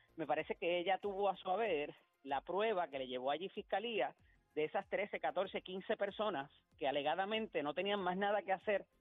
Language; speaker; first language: Spanish; native; Spanish